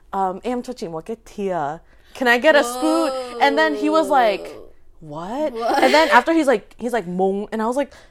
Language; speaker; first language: English; early bilingual, other home language; Vietnamese